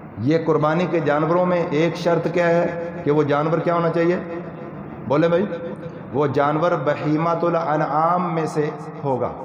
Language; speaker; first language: Urdu; non-native, local second language; Punjabi